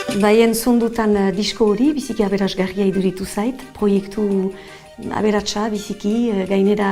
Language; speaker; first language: Basque; native; Basque